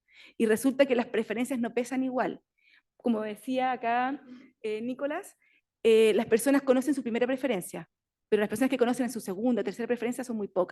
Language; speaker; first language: Spanish; native; Spanish